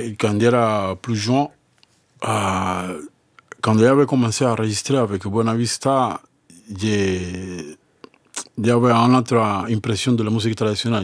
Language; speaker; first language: French; non-native, fluent; Spanish